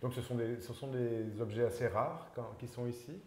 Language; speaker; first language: French; native; French